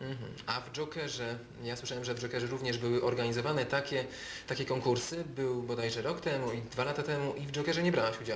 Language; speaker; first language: Polish; native; Polish